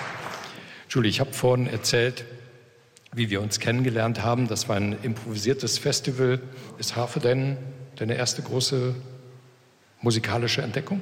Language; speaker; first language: German; native; German